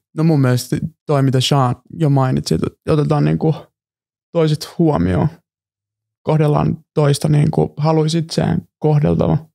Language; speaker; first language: Finnish; early bilingual, other home language; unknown